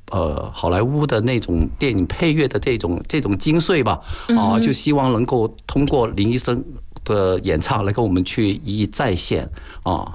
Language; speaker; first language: Chinese; native; Chinese